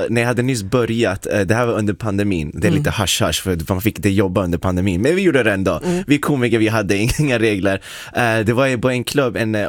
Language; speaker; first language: Swedish; non-native, local second language; English